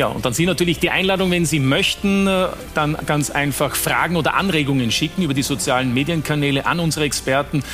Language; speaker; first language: German; native; German